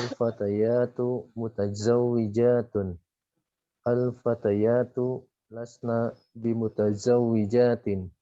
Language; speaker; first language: Arabic; non-native, learner; Indonesian